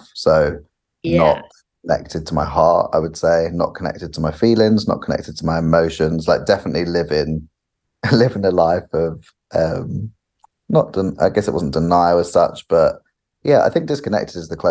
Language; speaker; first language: English; native; English